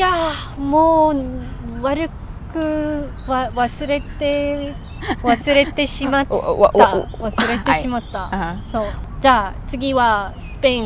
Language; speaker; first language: Japanese; non-native, fluent; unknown